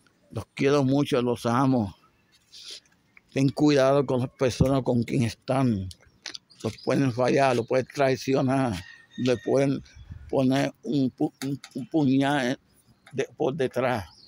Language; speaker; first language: Spanish; native; Spanish